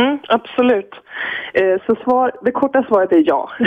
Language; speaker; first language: Swedish; native; Swedish